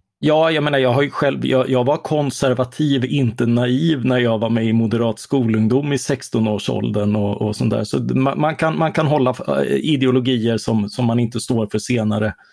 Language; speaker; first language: Swedish; native; Swedish